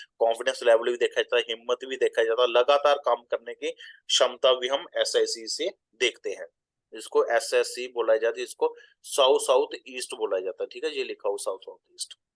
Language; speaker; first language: Hindi; non-native, local second language; Punjabi